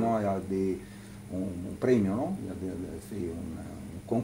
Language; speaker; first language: French; non-native, learner; Italian